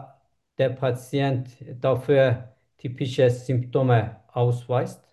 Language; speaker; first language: German; non-native, learner; Turkish